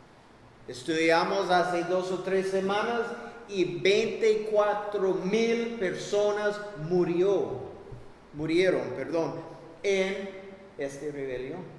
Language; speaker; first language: Spanish; non-native, fluent; English